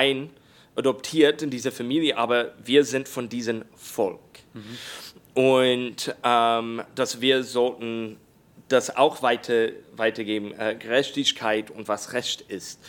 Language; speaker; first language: German; non-native, learner; English